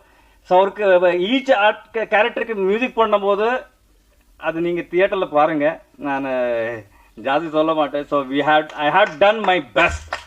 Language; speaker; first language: Tamil; non-native, learner; Kannada